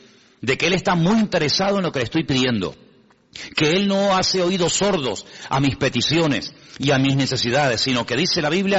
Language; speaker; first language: Spanish; native; Spanish